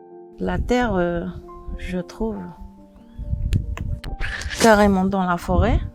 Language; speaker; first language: French; non-native, local second language; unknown